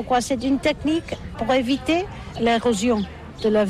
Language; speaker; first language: French; non-native, learner; Catalan